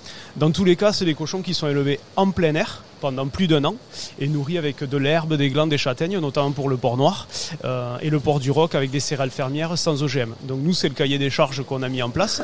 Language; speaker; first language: French; native; French